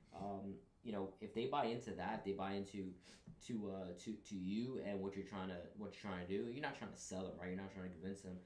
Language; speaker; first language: English; native; English